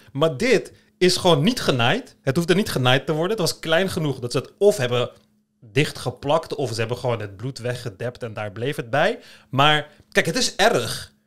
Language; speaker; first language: Dutch; early bilingual, other home language; Turkish